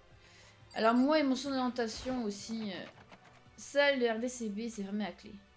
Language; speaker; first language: French; native; French